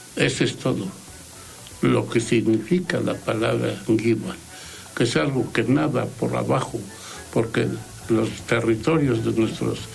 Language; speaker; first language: Spanish; non-native, local second language; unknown